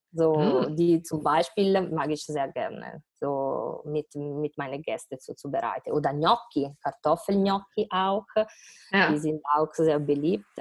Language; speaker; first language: German; non-native, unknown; Italian